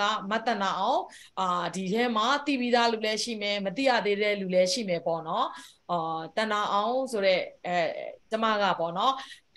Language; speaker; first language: Burmese; native; Burmese